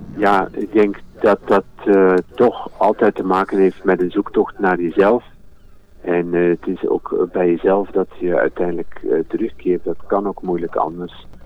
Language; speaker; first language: Dutch; native; Dutch